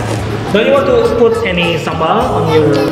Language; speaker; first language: English; non-native, learner; Indonesian